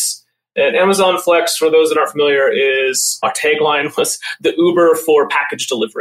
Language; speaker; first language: English; native; English